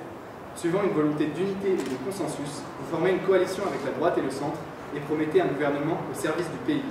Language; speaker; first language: French; native; French